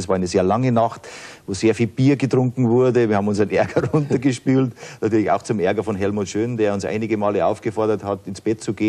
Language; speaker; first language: German; native; German